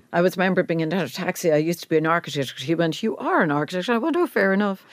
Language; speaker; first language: English; native; English